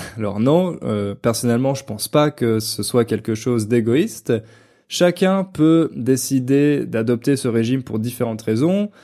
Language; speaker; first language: French; native; French